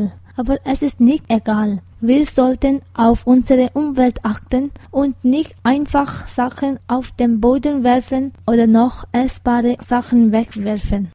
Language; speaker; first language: German; non-native, learner; Tibetan